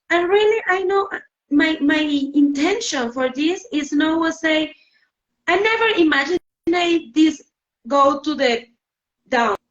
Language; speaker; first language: English; non-native, learner; Spanish